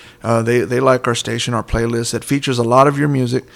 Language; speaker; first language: English; early bilingual, other home language; Spanish